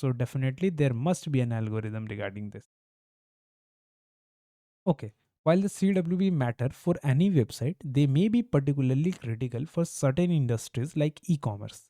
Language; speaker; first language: English; non-native, local second language; Hindi